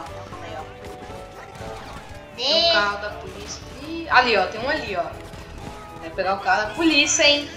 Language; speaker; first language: Portuguese; native; Portuguese